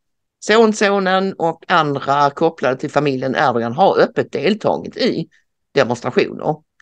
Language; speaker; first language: Swedish; native; Swedish